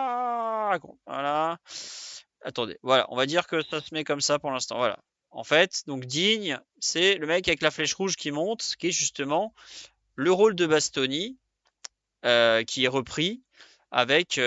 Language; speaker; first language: French; native; French